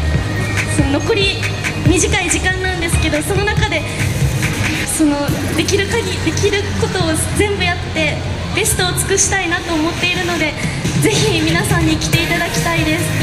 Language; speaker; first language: Japanese; native; Japanese